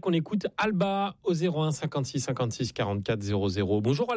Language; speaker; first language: French; native; French